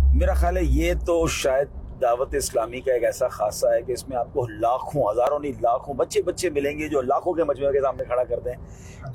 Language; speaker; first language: Urdu; non-native, local second language; Memoni